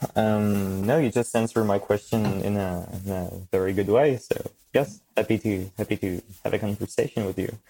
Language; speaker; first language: English; non-native, fluent; French